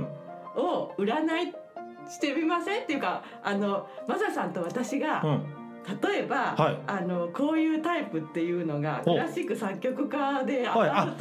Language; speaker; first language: Japanese; native; Japanese